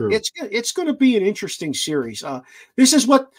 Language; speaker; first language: English; native; English